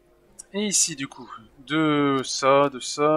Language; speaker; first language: French; native; French